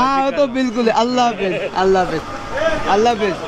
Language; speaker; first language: Hindi; non-native, learner; Bangla